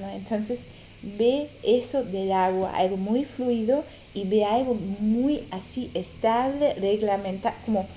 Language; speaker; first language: Spanish; non-native, fluent; German